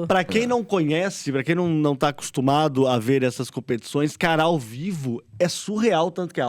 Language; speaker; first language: Portuguese; native; Portuguese